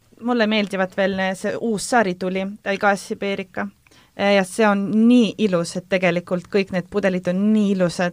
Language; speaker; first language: Estonian; non-native, local second language; Russian